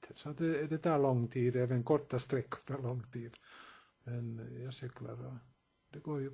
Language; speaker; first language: Swedish; non-native, local second language; Finnish